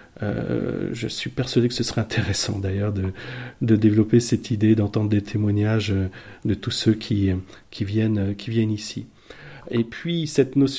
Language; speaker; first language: French; native; French